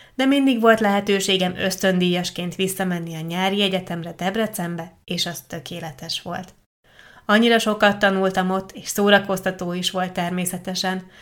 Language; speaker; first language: Hungarian; non-native, fluent; Italian